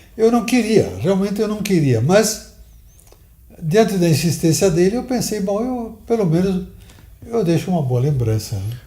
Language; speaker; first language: Portuguese; early bilingual, other home language; Italian